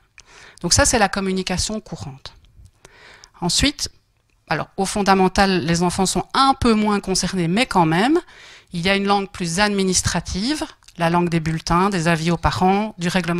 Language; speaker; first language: French; native; French